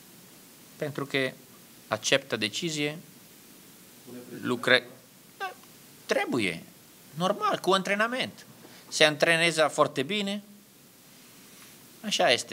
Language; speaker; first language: Romanian; non-native, learner; Italian